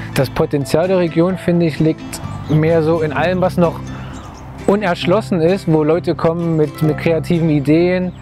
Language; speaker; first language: German; native; German